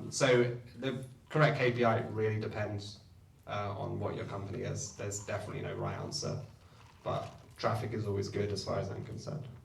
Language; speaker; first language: English; native; English